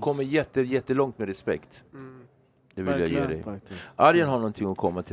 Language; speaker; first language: Swedish; native; Swedish